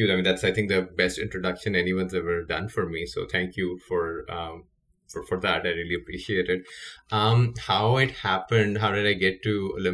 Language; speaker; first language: English; non-native, local second language; Urdu